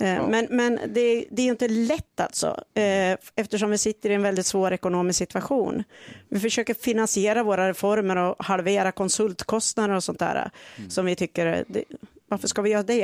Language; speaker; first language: Swedish; native; Swedish